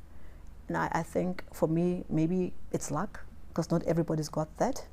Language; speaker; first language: English; non-native, local second language; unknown